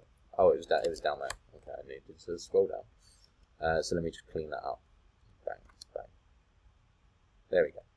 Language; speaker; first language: English; native; English